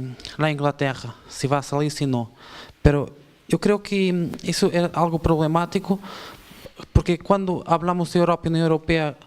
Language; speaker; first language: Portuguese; non-native, learner; Spanish